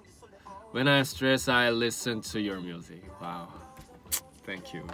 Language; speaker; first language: English; non-native, learner; Korean